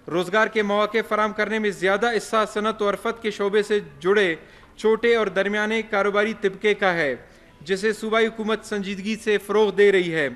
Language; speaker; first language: Urdu; non-native, local second language; Baluchi